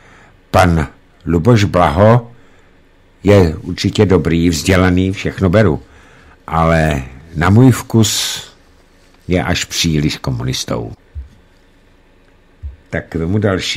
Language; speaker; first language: Czech; native; Czech